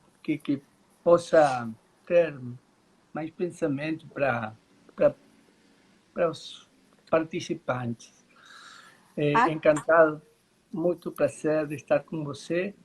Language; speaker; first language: Portuguese; non-native, learner; Spanish